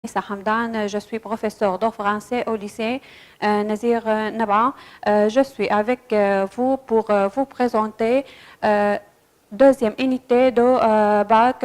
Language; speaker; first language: French; non-native, fluent; Arabic